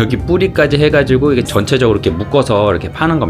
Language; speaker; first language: Korean; native; Korean